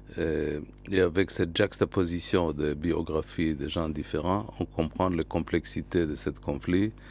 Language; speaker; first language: French; non-native, fluent; Hebrew